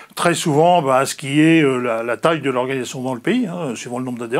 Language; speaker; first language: French; native; French